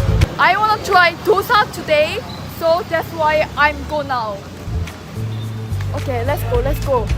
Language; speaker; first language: English; non-native, learner; Korean